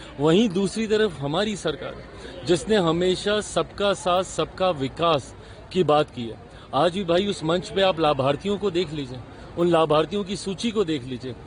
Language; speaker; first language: Hindi; native; Hindi